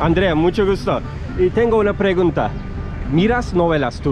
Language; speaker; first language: Spanish; non-native, learner; Turkish